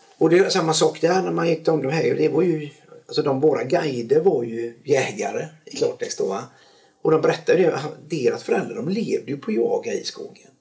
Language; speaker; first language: Swedish; native; Swedish